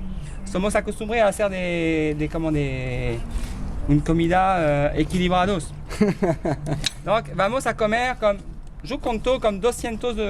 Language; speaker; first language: Spanish; non-native, learner; French